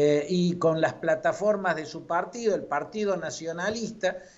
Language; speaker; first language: Spanish; native; Spanish